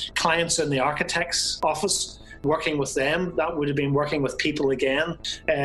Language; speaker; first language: English; native; English